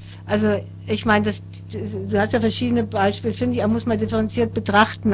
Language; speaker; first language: German; native; German